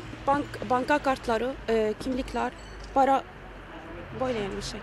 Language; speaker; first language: Turkish; non-native, learner; Arabic